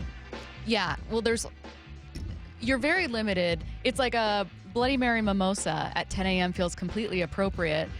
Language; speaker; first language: English; native; English